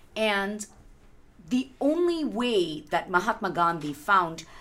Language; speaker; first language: English; non-native, local second language; Malayalam